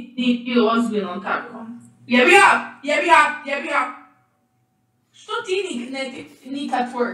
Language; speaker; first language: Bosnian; early bilingual, heritage; English